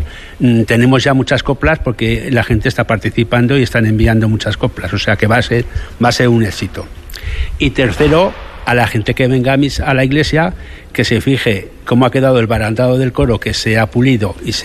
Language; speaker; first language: Spanish; native; Spanish